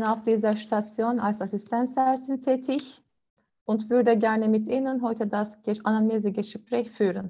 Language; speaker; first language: German; non-native, learner; Turkish